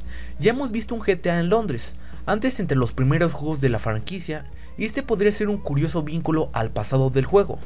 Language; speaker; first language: Spanish; native; Spanish